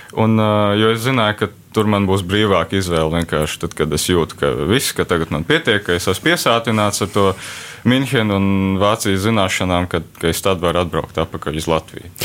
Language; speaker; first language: Latvian; early bilingual, heritage; Latvian